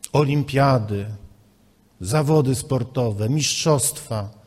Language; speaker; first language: Polish; native; Polish